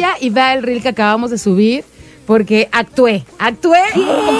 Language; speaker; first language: Spanish; native; Spanish